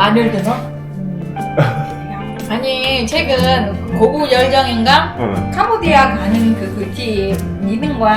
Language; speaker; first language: Korean; non-native, fluent; Vietnamese